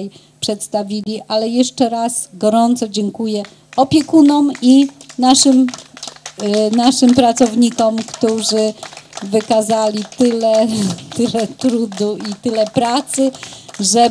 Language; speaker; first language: Polish; native; Polish